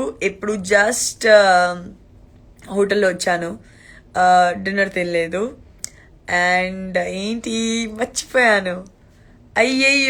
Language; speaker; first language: Telugu; non-native, learner; Gujarati